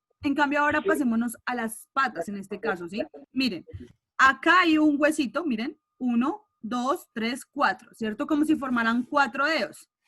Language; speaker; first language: Spanish; native; Spanish